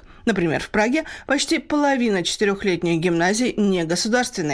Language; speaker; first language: Russian; native; Russian